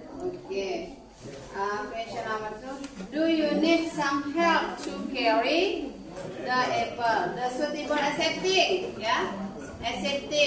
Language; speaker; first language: English; non-native, learner; Indonesian